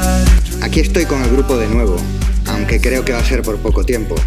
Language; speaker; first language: Spanish; native; Spanish